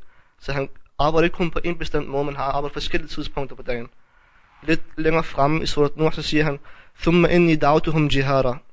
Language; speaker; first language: Danish; early bilingual, other home language; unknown